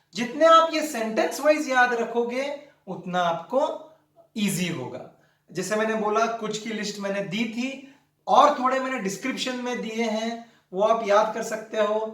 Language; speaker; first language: Hindi; non-native, local second language; Marathi